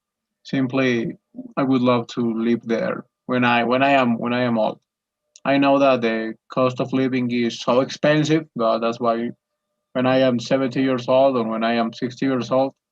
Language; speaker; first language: English; non-native, learner; Spanish